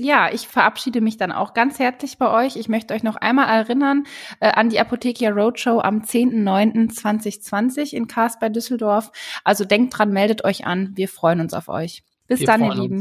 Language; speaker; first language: German; native; German